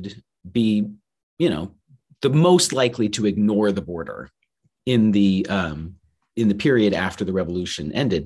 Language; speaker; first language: English; native; English